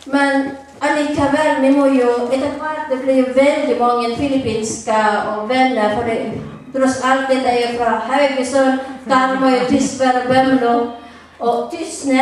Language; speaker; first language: Norwegian; non-native, learner; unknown